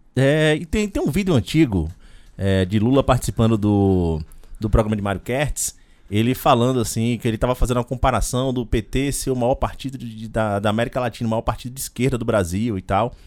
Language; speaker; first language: Portuguese; native; Portuguese